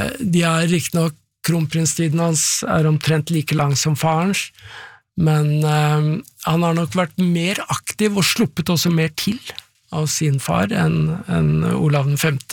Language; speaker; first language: Norwegian; native; Norwegian